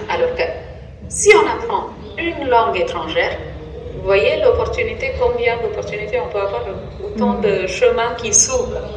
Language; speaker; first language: French; non-native, fluent; Tamil